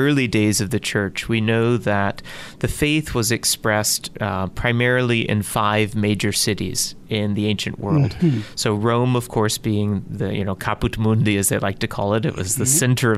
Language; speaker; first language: English; native; English